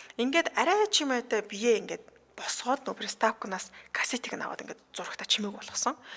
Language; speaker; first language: Mongolian; native; Mongolian